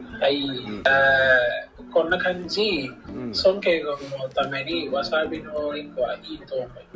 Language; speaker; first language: Japanese; non-native, learner; English